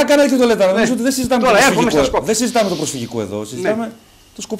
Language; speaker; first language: Greek; native; Greek